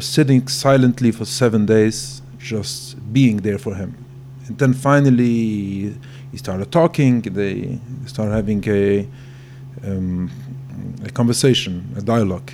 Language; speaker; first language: English; non-native, fluent; Yiddish